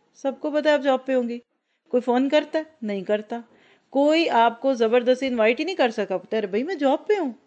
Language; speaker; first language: Urdu; native; Urdu